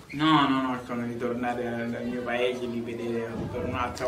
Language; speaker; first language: Italian; early bilingual, other home language; Lingala